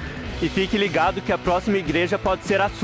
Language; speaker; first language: Portuguese; native; Portuguese